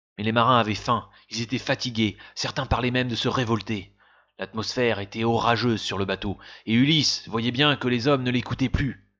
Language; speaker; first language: French; native; French